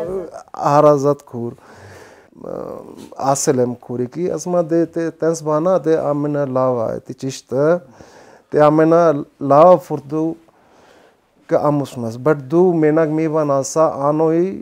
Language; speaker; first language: Armenian; non-native, learner; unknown